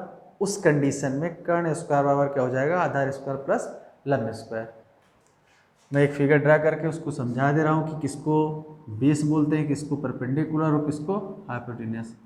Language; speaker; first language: Hindi; native; Hindi